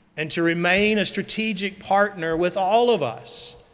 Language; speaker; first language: English; native; English